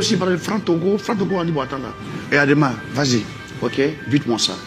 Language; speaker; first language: French; non-native, local second language; Dyula